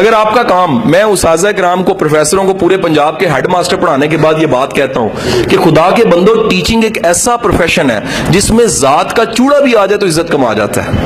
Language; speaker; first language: Urdu; non-native, local second language; Punjabi